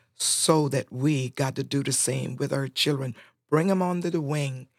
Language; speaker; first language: English; non-native, fluent; Spanish